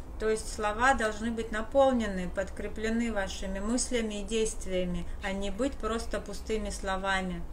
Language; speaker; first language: Russian; native; Russian